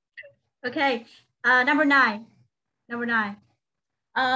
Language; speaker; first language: English; non-native, fluent; Vietnamese